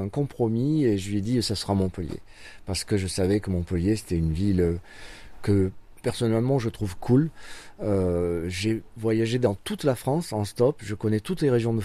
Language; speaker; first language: French; native; French